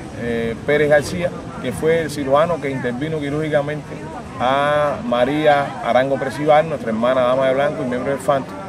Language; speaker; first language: Spanish; native; Spanish